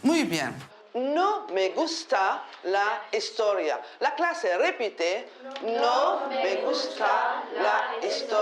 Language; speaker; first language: Spanish; non-native, fluent; French